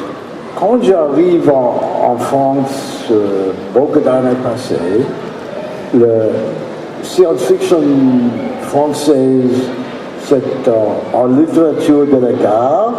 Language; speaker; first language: French; non-native, learner; English